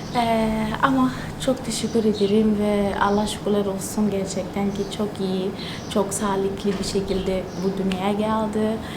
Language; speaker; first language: Turkish; non-native, fluent; Tsonga